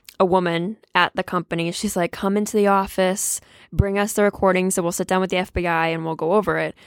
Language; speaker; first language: English; native; English